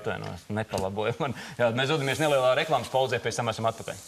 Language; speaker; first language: Latvian; native; Latvian